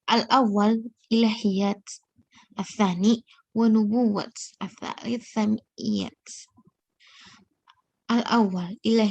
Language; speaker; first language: Arabic; non-native, learner; Indonesian